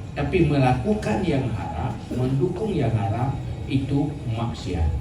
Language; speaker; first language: Malay; non-native, local second language; Achinese